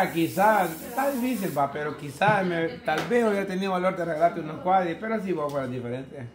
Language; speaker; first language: Spanish; native; Spanish